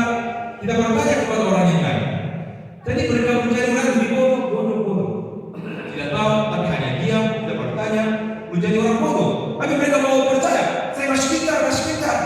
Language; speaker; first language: Indonesian; non-native, fluent; Korean